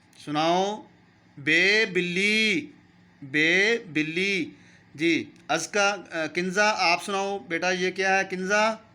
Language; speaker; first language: Urdu; non-native, local second language; Punjabi